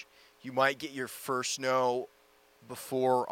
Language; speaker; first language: English; native; English